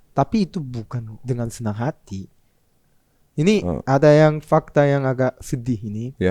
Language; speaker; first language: Indonesian; early bilingual, other home language; Korean